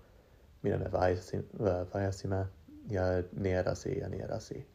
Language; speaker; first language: Estonian; non-native, learner; English